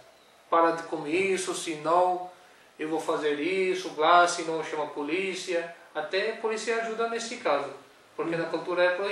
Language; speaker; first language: Portuguese; non-native, learner; Urdu